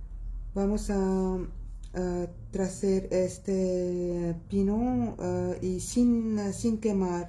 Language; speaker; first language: Spanish; non-native, local second language; Arabic